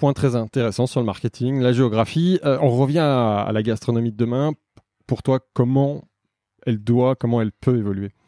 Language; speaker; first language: French; native; French